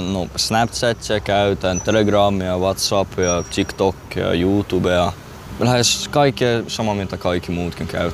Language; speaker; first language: Finnish; early bilingual, other home language; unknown